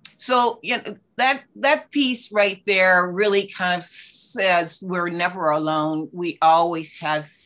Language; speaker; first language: English; native; English